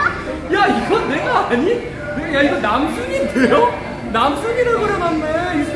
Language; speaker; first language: Korean; native; Korean